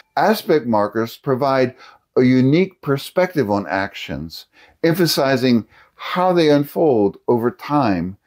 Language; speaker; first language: English; native; English